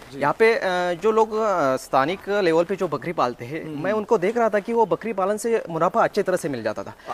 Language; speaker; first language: Hindi; non-native, local second language; Marathi